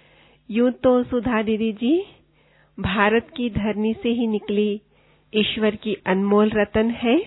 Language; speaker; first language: Hindi; native; Hindi